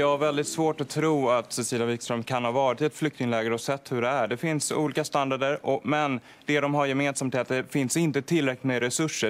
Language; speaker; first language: Swedish; native; Swedish